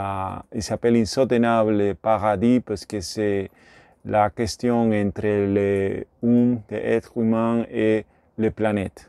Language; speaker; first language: French; non-native, learner; Spanish